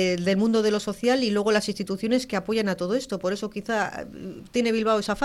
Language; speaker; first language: Spanish; native; Spanish